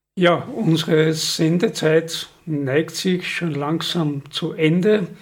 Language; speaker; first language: German; native; German